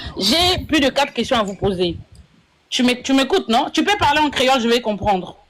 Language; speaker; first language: French; non-native, local second language; Lingala